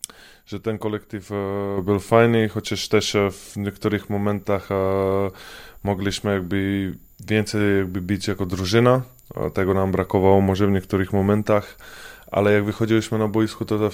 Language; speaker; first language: Polish; non-native, fluent; Czech